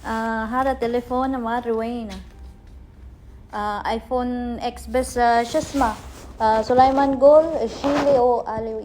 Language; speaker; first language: Arabic; non-native, learner; Filipino